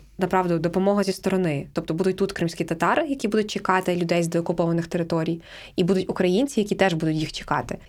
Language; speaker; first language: Ukrainian; native; Ukrainian